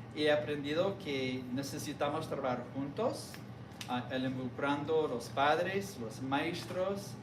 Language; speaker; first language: Spanish; non-native, fluent; English